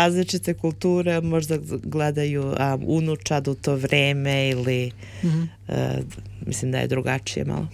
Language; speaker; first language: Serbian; early bilingual, heritage; Serbian